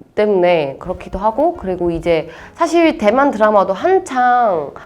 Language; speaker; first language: Korean; non-native, fluent; Chinese